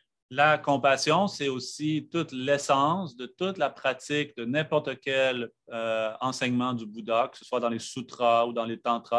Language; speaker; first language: French; native; French